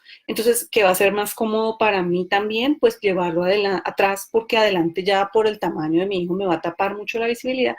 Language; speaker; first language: Spanish; native; Spanish